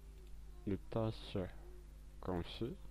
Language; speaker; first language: French; non-native, local second language; Malagasy